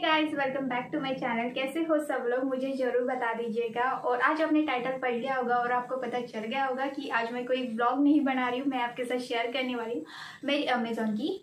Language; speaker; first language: Hindi; non-native, local second language; Marathi